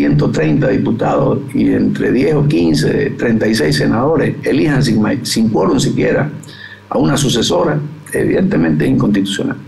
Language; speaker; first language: Spanish; native; Spanish